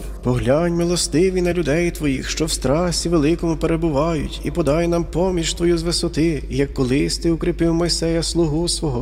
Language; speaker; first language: Ukrainian; native; Ukrainian